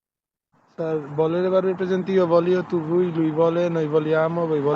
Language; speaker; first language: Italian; non-native, learner; Bangla